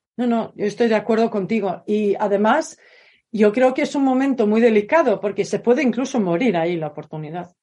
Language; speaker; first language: Spanish; non-native, fluent; Swedish